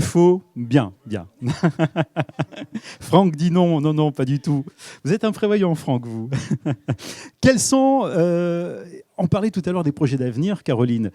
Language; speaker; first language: French; native; French